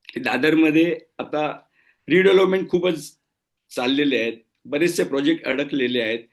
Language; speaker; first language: Marathi; non-native, local second language; Gujarati